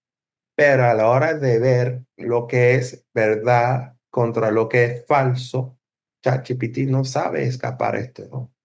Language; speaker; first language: Spanish; non-native, fluent; English